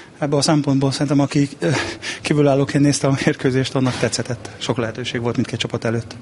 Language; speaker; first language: Hungarian; native; Hungarian